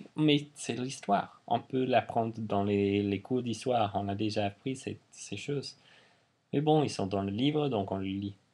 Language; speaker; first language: French; non-native, fluent; English